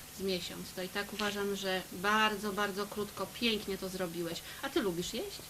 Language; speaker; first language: Polish; native; Polish